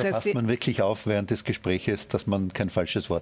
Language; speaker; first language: German; native; German